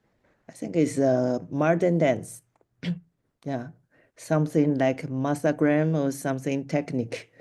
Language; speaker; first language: English; non-native, local second language; Chinese